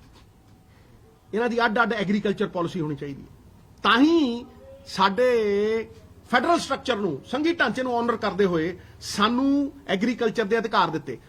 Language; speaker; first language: Hindi; non-native, local second language; Punjabi